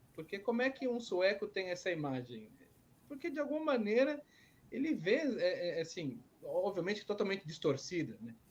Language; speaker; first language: Portuguese; native; Portuguese